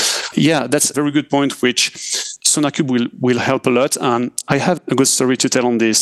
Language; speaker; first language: English; non-native, fluent; French